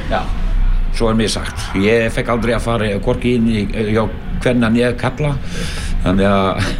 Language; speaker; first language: Icelandic; non-native, fluent; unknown